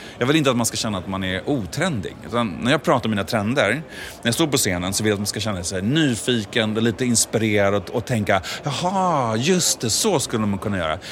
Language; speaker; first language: Swedish; native; Swedish